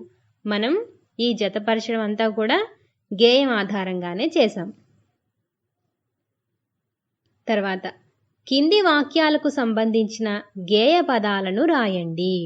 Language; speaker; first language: Telugu; native; Telugu